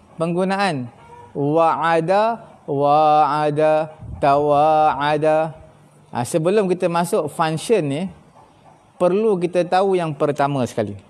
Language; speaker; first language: Malay; native; Malay